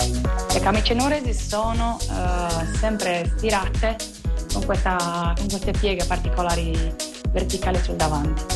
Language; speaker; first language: Italian; native; Italian